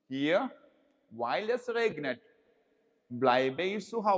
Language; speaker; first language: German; non-native, learner; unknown